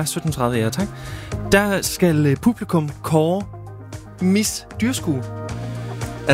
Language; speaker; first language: Danish; native; Danish